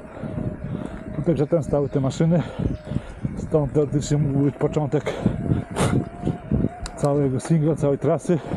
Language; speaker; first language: Polish; native; Polish